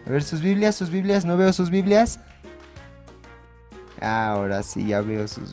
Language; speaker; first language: Spanish; native; Spanish